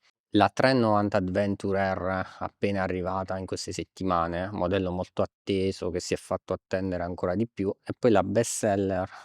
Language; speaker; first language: Italian; native; Italian